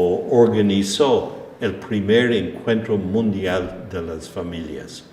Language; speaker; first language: Spanish; non-native, fluent; English